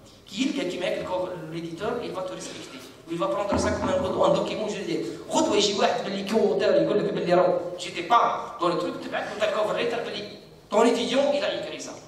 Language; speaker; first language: French; non-native, local second language; Arabic